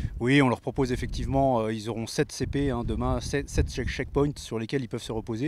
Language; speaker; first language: French; native; French